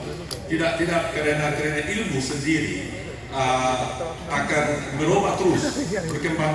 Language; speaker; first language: Indonesian; non-native, fluent; English